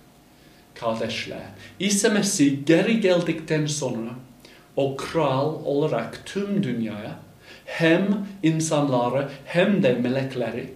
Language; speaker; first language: Turkish; non-native, fluent; English